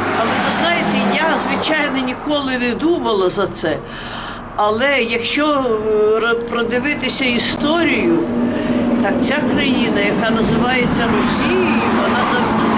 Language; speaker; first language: Ukrainian; non-native, local second language; Russian